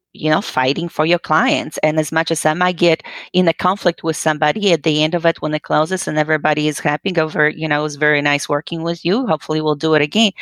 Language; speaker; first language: English; non-native, fluent; Polish